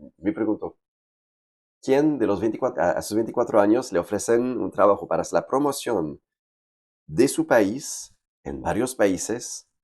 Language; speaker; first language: Spanish; non-native, fluent; French